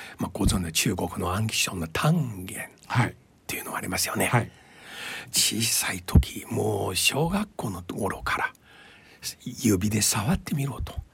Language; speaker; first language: Japanese; non-native, fluent; Chinese